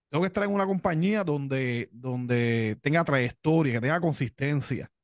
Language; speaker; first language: Spanish; native; Spanish